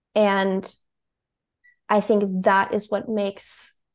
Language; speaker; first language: English; non-native, fluent; German